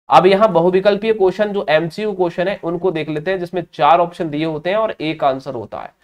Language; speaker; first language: Hindi; native; Hindi